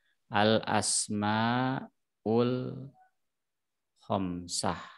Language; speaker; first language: Arabic; non-native, fluent; Indonesian